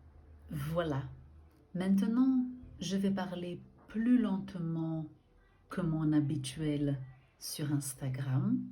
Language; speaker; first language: French; non-native, fluent; Portuguese